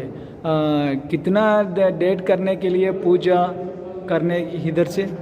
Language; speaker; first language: Hindi; non-native, local second language; Telugu